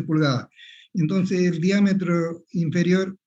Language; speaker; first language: Spanish; native; Spanish